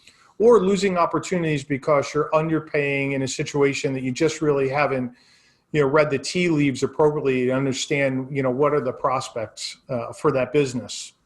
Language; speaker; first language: English; native; English